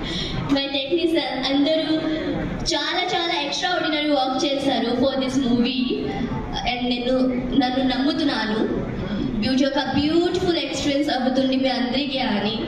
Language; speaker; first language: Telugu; non-native, local second language; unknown